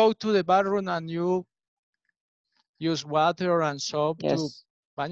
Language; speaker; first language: English; non-native, learner; Spanish